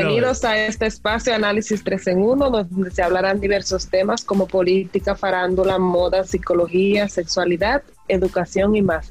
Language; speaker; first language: Spanish; native; Spanish